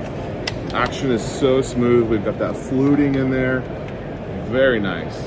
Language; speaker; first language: English; native; English